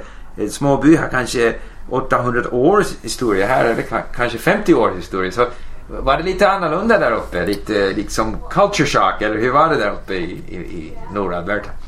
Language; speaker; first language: Swedish; non-native, fluent; English